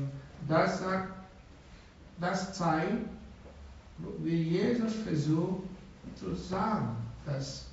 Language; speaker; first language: German; non-native, learner; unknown